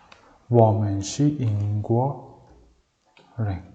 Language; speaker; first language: Chinese; non-native, learner; Mongolian